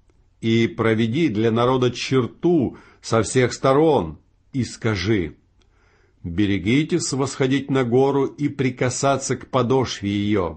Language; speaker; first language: Russian; native; Russian